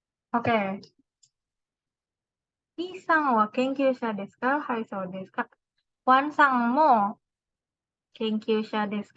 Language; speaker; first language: Japanese; non-native, fluent; Indonesian